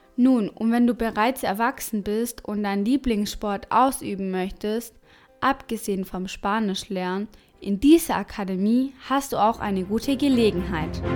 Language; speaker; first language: German; non-native, fluent; Spanish